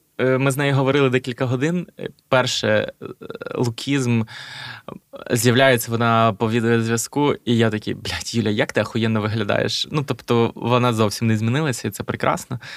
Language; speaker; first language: Ukrainian; native; Ukrainian